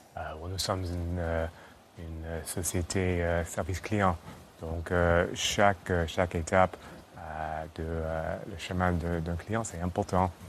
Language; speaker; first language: French; non-native, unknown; English